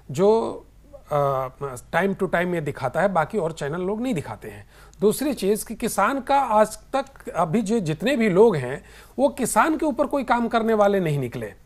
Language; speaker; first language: Hindi; native; Hindi